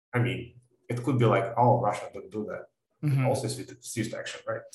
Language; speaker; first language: English; non-native, fluent; Ukrainian